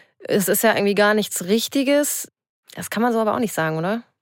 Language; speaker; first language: German; native; German